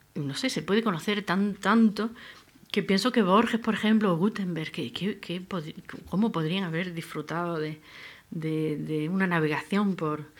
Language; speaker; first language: Spanish; native; Spanish